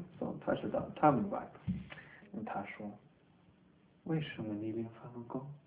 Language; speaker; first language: Chinese; non-native, learner; English